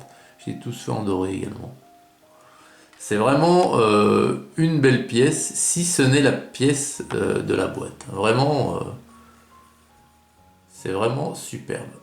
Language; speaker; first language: French; native; French